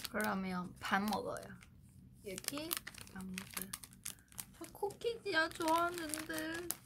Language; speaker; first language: Korean; non-native, fluent; Chinese